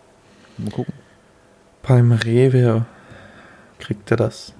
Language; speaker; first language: German; native; German